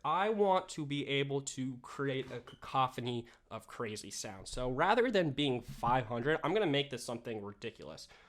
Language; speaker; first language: English; native; English